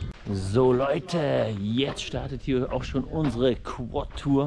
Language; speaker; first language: German; native; German